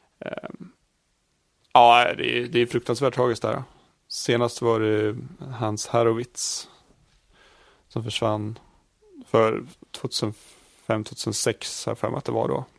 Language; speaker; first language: Swedish; native; Swedish